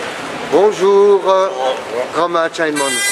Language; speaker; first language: French; native; French